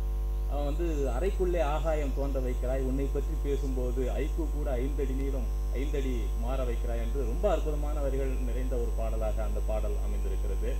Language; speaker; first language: Tamil; native; Tamil